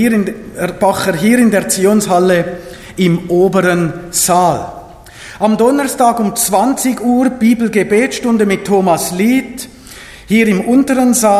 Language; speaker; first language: German; native; German